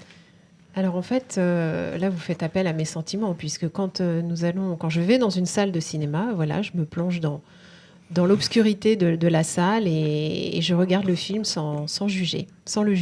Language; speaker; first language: French; native; French